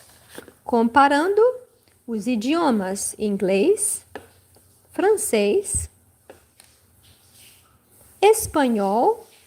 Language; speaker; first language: Portuguese; non-native, fluent; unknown